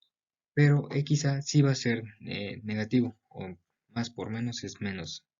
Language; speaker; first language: Spanish; native; Spanish